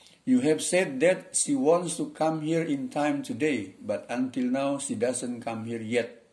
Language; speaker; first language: English; non-native, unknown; Indonesian